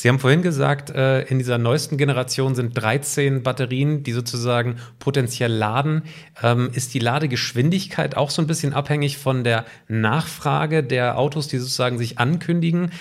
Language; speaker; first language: German; native; German